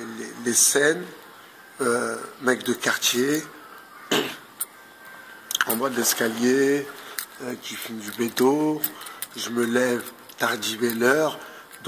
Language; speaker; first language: French; native; French